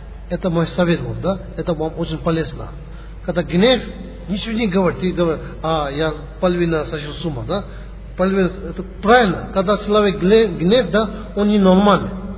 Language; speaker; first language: Russian; non-native, learner; Tibetan